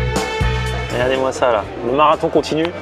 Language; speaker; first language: French; native; French